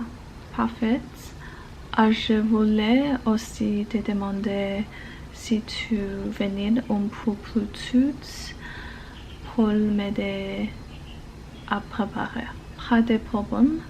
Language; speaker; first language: French; non-native, learner; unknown